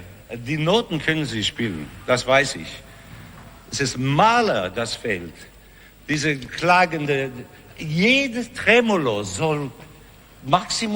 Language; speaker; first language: German; non-native, learner; English